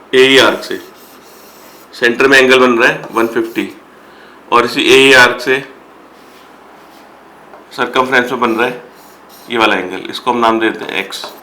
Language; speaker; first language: Hindi; native; Hindi